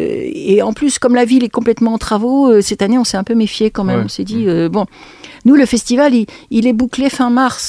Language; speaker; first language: French; native; French